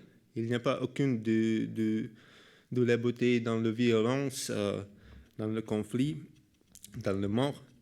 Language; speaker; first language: French; non-native, learner; Russian